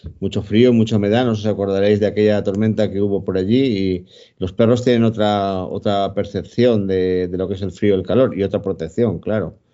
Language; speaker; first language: Spanish; native; Spanish